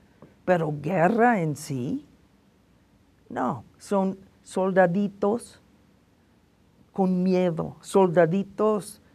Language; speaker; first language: Spanish; non-native, fluent; English